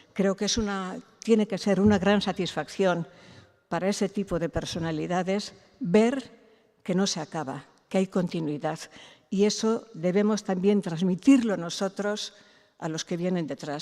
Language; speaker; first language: Spanish; non-native, local second language; Basque